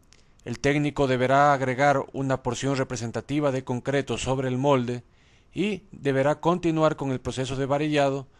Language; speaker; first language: Spanish; native; Spanish